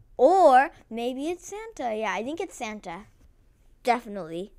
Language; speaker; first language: English; native; English